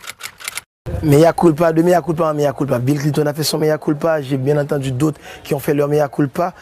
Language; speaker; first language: French; non-native, local second language; Haitian Creole